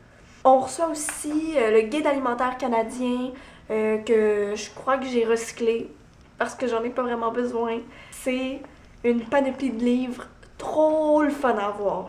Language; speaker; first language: French; native; French